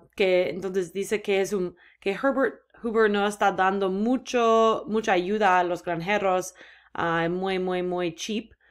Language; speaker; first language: Spanish; non-native, fluent; English